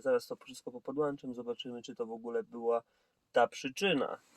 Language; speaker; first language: Polish; native; Polish